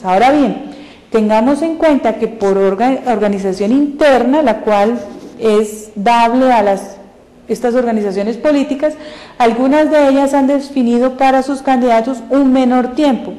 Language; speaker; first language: Spanish; native; Spanish